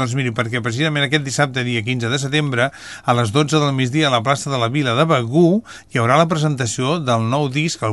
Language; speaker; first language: Catalan; native; Catalan